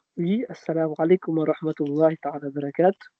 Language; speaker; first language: French; non-native, local second language; Arabic